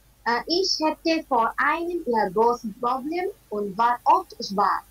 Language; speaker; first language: German; non-native, learner; Bangla